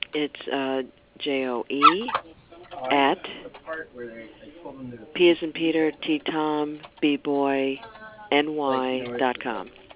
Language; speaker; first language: English; native; English